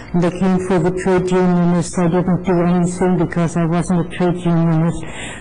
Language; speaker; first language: English; non-native, fluent; German